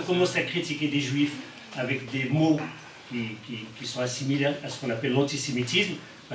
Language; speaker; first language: French; native; French